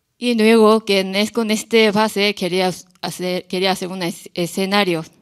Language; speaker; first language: Spanish; non-native, learner; Korean